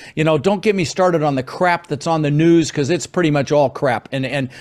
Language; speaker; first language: English; early bilingual, other home language; Dutch